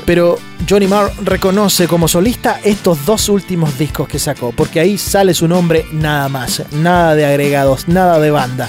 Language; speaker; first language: Spanish; native; Spanish